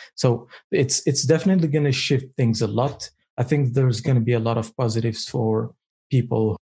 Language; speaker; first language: English; non-native, fluent; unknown